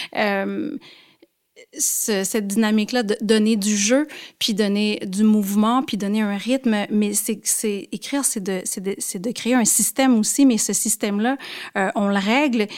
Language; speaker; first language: French; native; French